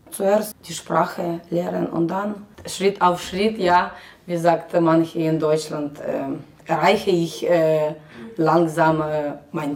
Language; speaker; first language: German; non-native, learner; Ukrainian